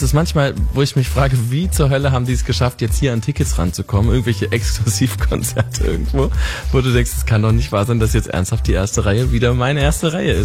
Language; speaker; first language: German; native; German